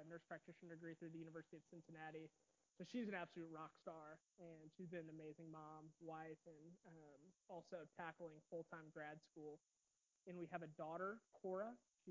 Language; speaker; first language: English; native; English